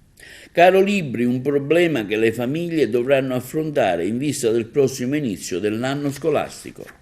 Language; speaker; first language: Italian; native; Italian